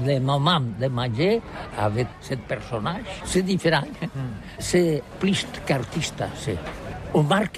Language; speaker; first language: French; non-native, learner; Catalan